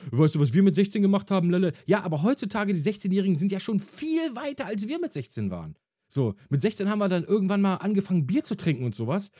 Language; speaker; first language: German; native; German